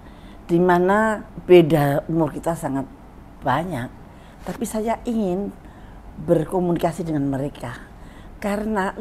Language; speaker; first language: Indonesian; native; Indonesian